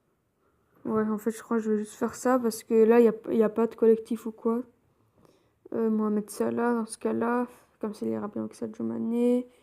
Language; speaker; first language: French; native; French